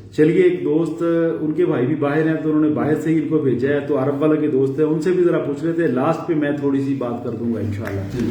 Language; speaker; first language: Urdu; non-native, local second language; Punjabi